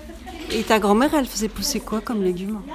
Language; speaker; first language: French; native; French